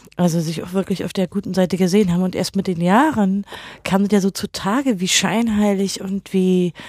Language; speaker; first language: German; native; German